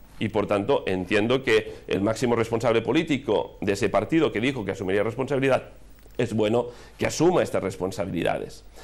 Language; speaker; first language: Spanish; non-native, local second language; Catalan